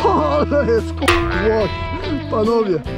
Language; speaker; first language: Polish; native; Polish